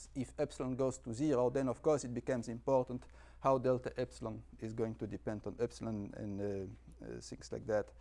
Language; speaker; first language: English; non-native, fluent; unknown